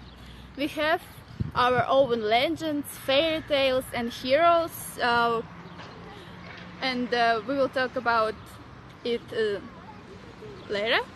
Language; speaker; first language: English; non-native, learner; Russian